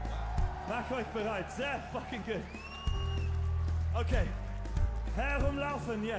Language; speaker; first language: German; non-native, learner; English